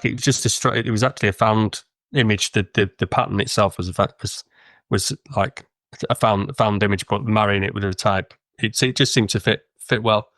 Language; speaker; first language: English; native; English